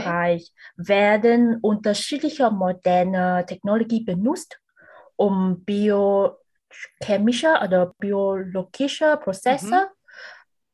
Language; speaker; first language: German; non-native, learner; Vietnamese